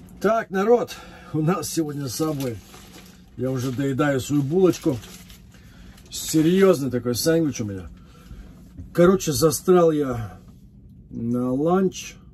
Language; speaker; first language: Russian; native; Russian